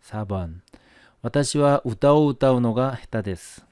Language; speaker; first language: Japanese; non-native, fluent; Korean